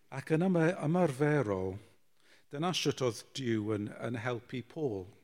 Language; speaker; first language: Welsh; non-native, local second language; English